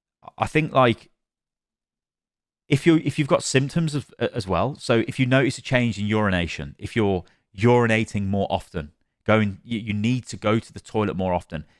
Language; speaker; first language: English; native; English